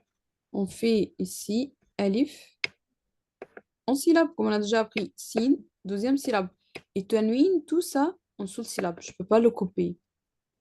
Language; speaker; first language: French; non-native, learner; Arabic